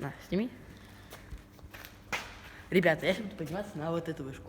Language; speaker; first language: Russian; native; Russian